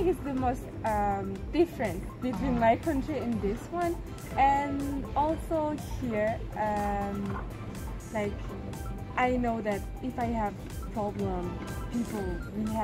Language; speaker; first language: English; non-native, fluent; French